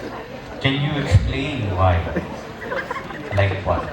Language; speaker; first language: English; non-native, local second language; Kok Borok